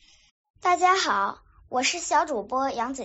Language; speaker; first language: Chinese; early bilingual, other home language; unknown